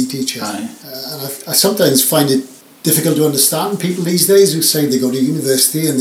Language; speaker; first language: English; native; English